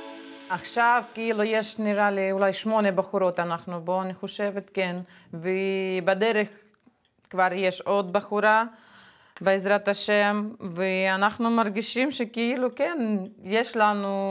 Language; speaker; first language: Hebrew; non-native, fluent; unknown